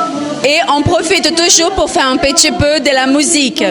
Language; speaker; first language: French; non-native, fluent; Portuguese